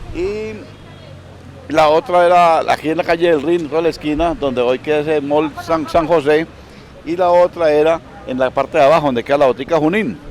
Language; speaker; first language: Spanish; native; Spanish